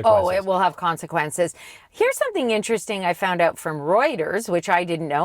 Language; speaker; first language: English; native; English